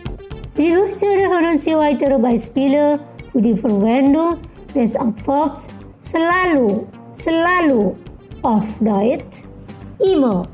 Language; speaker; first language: German; non-native, fluent; Indonesian